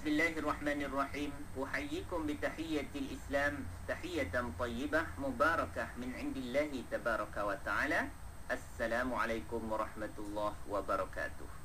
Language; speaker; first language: Arabic; non-native, fluent; Malay